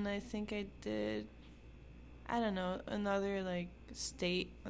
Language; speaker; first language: English; non-native, fluent; French